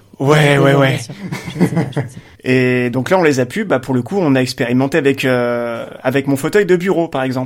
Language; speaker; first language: French; native; French